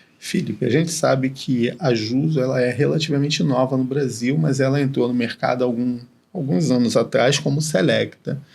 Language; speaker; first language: Portuguese; native; Portuguese